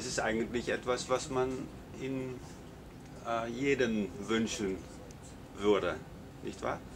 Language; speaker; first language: German; non-native, learner; Dutch